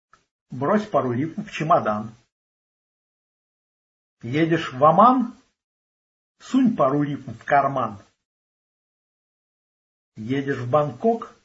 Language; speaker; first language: Russian; native; Russian